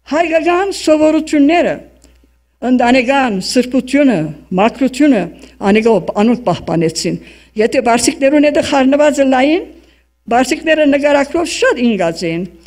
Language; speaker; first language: Armenian; early bilingual, heritage; Armenian